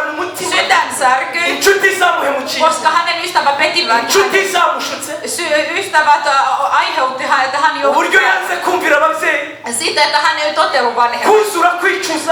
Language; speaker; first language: Finnish; non-native, learner; Kinyarwanda